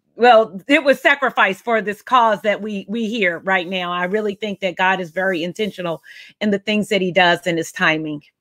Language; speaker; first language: English; native; English